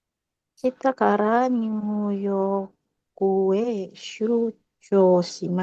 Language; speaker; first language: Japanese; non-native, learner; Indonesian